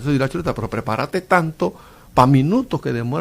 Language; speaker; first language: Spanish; native; Spanish